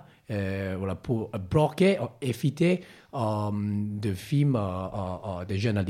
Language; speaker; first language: French; non-native, learner; Cantonese